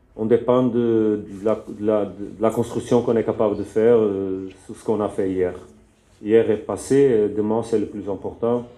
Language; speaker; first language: French; non-native, fluent; Portuguese